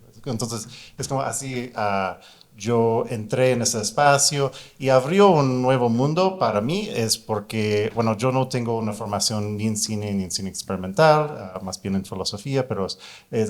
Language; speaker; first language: Spanish; non-native, fluent; English